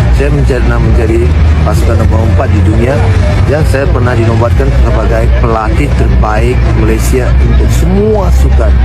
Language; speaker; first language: Malay; non-native, local second language; Tamil